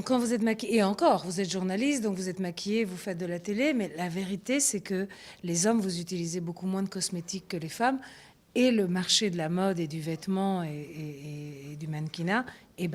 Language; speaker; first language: French; early bilingual, other home language; Italian